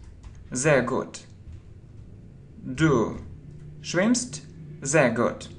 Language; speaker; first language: German; non-native, learner; Russian